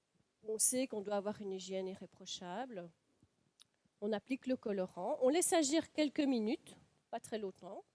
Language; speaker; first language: French; native; French